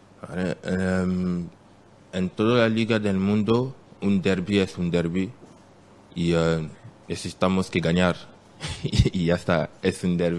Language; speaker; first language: Spanish; non-native, learner; French